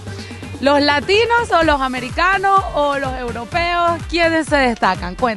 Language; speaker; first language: Spanish; native; Spanish